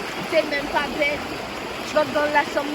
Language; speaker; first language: French; native; French